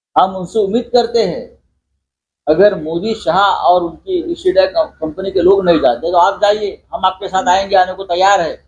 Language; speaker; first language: Hindi; non-native, local second language; Marathi